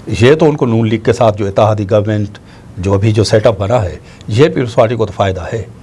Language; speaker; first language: Urdu; non-native, local second language; Sindhi